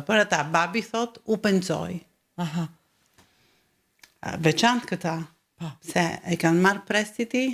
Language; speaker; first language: Albanian; early bilingual, heritage; Albanian